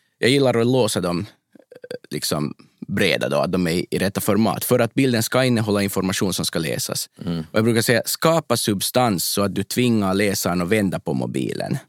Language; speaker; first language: Swedish; native; Swedish